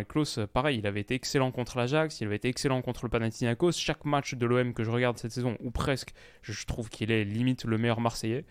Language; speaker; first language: French; native; French